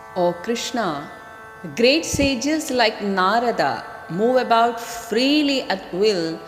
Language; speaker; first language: English; non-native, local second language; Malayalam